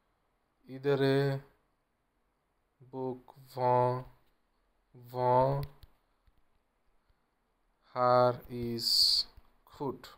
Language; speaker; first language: Dutch; non-native, learner; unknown